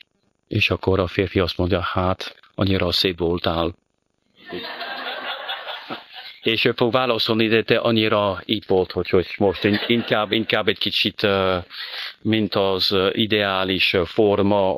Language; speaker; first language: Hungarian; non-native, fluent; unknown